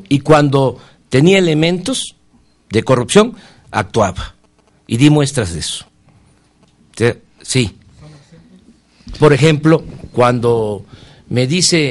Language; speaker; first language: Spanish; native; Spanish